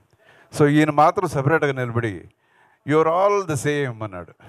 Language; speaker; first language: Telugu; non-native, local second language; Kannada